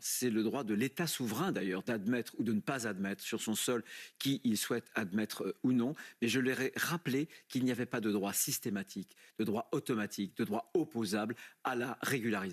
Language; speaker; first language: French; native; French